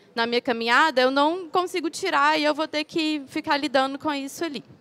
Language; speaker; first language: Portuguese; native; Portuguese